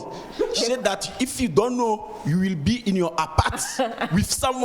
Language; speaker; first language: English; non-native, learner; French